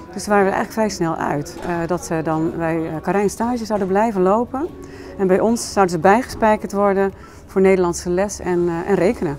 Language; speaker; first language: Dutch; native; Dutch